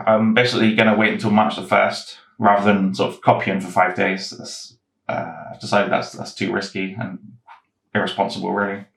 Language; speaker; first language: English; native; English